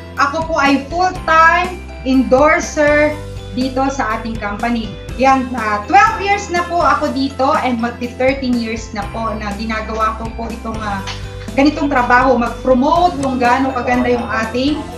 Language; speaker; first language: Filipino; non-native, local second language; Waray